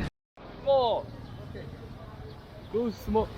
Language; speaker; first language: English; non-native, learner; Chinese